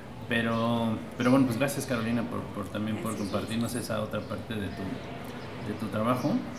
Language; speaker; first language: Spanish; native; Spanish